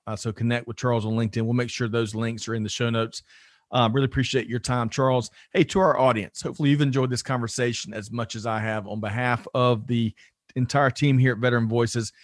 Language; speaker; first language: English; native; English